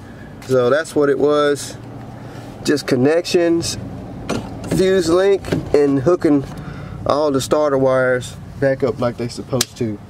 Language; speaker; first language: English; native; English